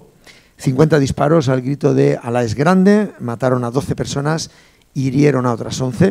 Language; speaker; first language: Spanish; native; Spanish